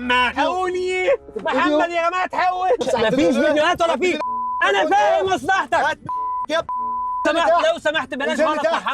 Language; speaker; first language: Arabic; native; Arabic